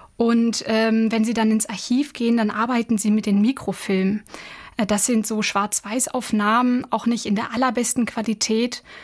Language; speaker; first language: German; native; German